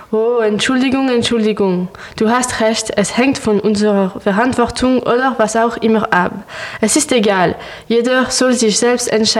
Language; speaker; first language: German; non-native, learner; French